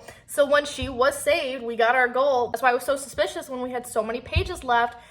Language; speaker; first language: English; native; English